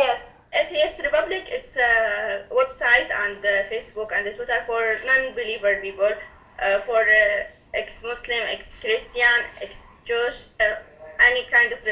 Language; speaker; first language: English; non-native, learner; Arabic